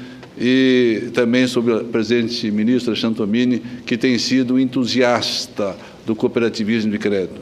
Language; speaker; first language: Portuguese; native; Portuguese